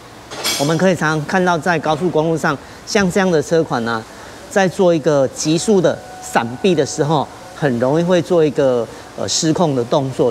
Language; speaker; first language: Chinese; native; Chinese